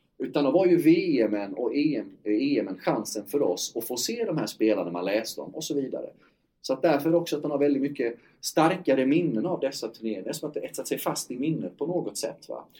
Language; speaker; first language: Swedish; native; Swedish